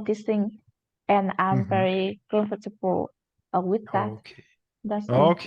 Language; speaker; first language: English; non-native, learner; Vietnamese